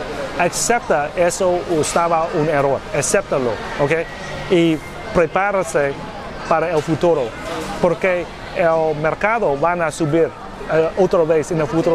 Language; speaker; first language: Spanish; non-native, learner; English